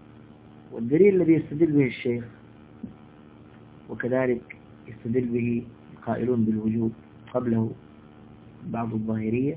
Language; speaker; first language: Arabic; native; Arabic